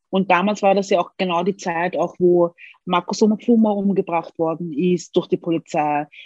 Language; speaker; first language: German; early bilingual, other home language; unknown